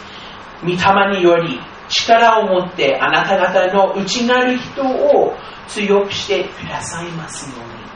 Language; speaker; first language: Japanese; non-native, fluent; English